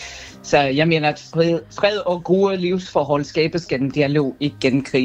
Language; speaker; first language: Danish; non-native, fluent; Persian